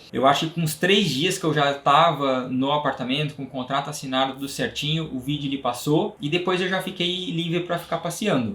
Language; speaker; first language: Portuguese; native; Portuguese